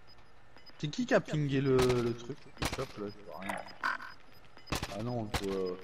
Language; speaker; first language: French; native; French